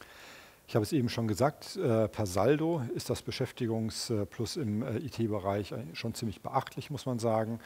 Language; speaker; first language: German; native; German